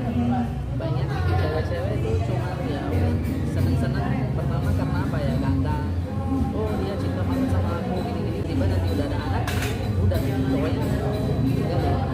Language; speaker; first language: Indonesian; non-native, fluent; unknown